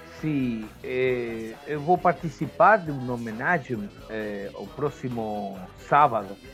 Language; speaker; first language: Portuguese; non-native, learner; Spanish